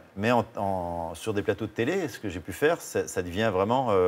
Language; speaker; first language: French; native; French